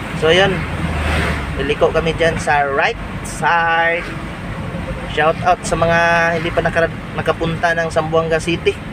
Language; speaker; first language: Filipino; non-native, local second language; Cebuano